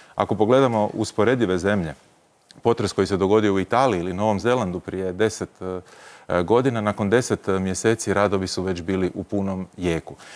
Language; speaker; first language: Croatian; native; Croatian